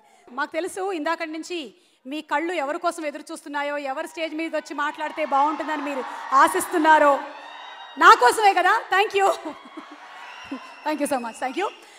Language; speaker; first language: Telugu; native; Telugu